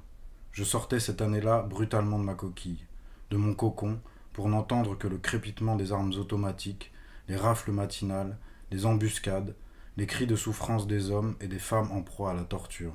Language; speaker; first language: French; native; French